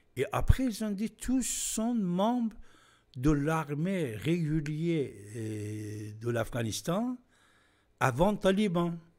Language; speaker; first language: French; non-native, fluent; Persian